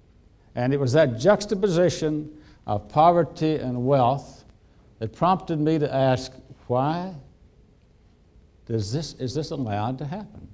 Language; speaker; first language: English; native; English